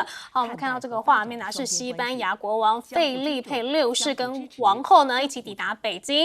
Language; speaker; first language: Chinese; native; Chinese